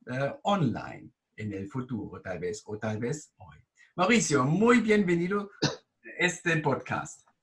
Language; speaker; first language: Spanish; non-native, fluent; German